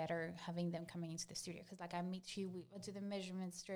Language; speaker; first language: English; non-native, fluent; Greek